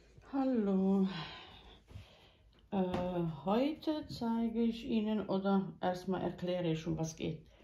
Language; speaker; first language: German; non-native, learner; Bosnian